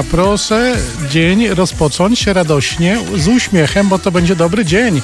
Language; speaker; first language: Polish; native; Polish